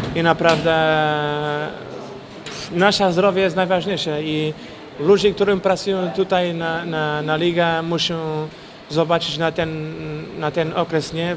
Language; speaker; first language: Polish; non-native, fluent; Portuguese